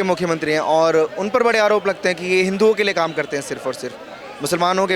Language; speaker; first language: Hindi; native; Hindi